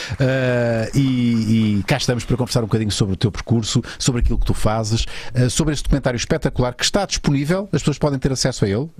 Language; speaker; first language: Portuguese; native; Portuguese